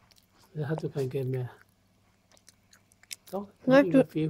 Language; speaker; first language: German; non-native, learner; Vietnamese